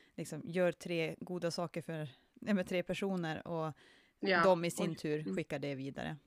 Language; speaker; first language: Swedish; native; Swedish